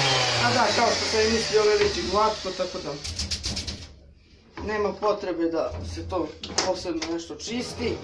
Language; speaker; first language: Serbian; native; Serbian